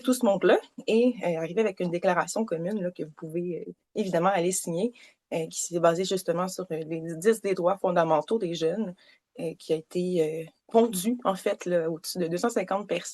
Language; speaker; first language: French; native; French